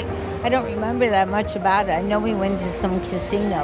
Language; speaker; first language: English; native; English